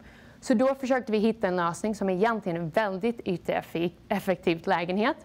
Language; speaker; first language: Swedish; non-native, fluent; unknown